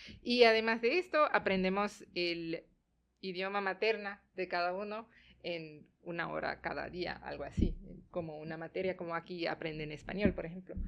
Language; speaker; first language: Spanish; non-native, fluent; Tamil